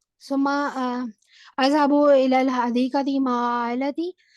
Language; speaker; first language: Arabic; non-native, learner; Urdu